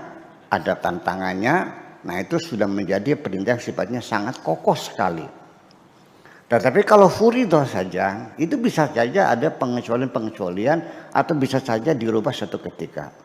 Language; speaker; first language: Indonesian; native; Indonesian